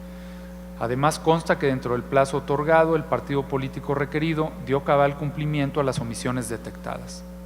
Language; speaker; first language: Spanish; native; Spanish